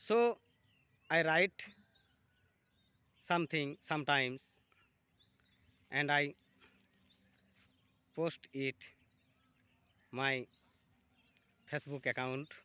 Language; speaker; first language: English; non-native, learner; Bangla